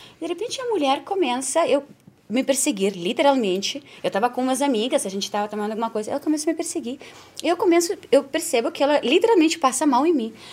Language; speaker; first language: Portuguese; non-native, fluent; Spanish